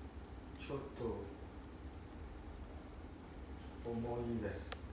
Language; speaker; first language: Japanese; non-native, learner; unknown